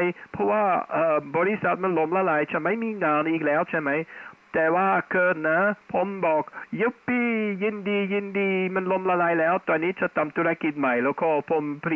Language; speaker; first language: Thai; non-native, fluent; Dutch